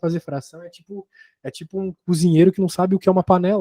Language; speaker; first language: Portuguese; native; Portuguese